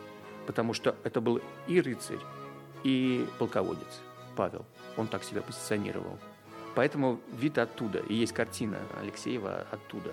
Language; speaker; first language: Russian; native; Russian